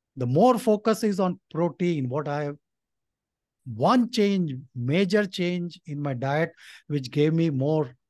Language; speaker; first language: English; non-native, local second language; Nepali